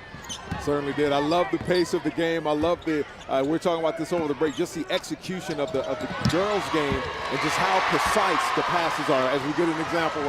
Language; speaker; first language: English; native; English